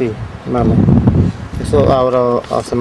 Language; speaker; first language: Spanish; non-native, learner; Russian